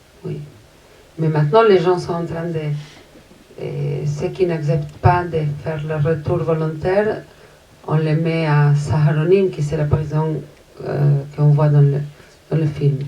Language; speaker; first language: French; non-native, fluent; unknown